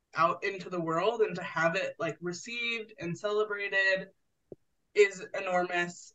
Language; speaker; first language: English; native; English